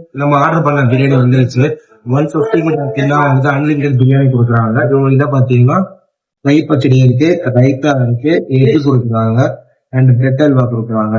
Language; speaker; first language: Tamil; non-native, local second language; Malayalam